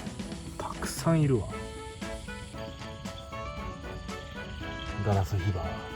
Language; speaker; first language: Japanese; native; Japanese